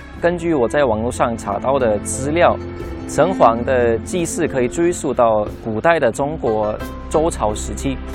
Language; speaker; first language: Chinese; non-native, fluent; German